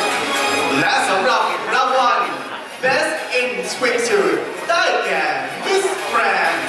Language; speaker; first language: Thai; native; Thai